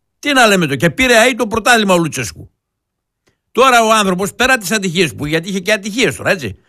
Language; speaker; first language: Greek; non-native, local second language; Turkish